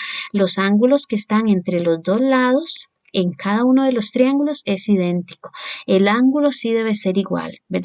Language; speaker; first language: Spanish; native; Spanish